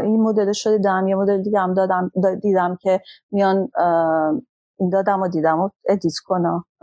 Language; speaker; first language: Persian; native; Persian